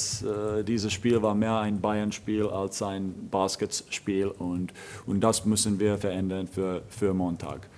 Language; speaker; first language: German; non-native, fluent; Finnish